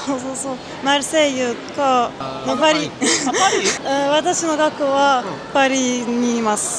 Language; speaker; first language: Japanese; non-native, learner; French